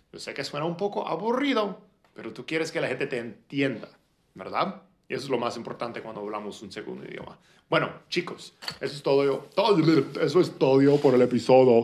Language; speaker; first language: Spanish; non-native, fluent; English